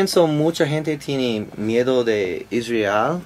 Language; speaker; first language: Spanish; non-native, learner; English